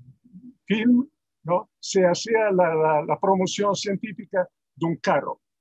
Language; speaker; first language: Spanish; non-native, fluent; Italian